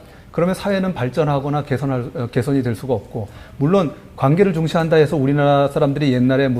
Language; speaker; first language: Korean; native; Korean